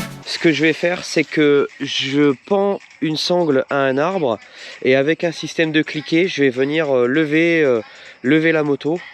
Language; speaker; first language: French; native; French